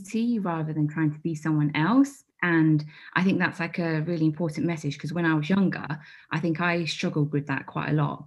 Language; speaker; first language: English; native; English